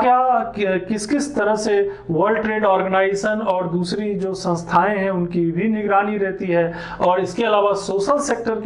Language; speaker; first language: Hindi; native; Hindi